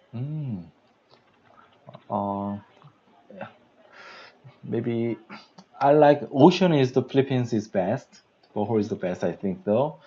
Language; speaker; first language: English; non-native, learner; Korean